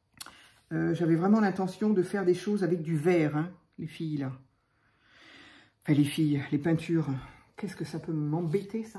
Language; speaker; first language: French; native; French